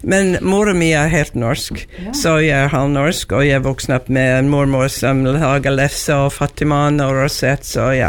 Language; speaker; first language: Norwegian; non-native, learner; English